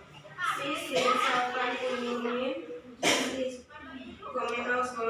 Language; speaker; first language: German; non-native, learner; Indonesian